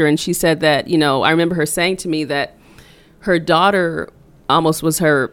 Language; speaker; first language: English; native; English